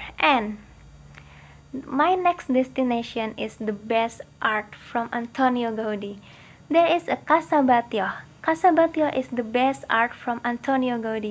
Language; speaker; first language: English; non-native, learner; Indonesian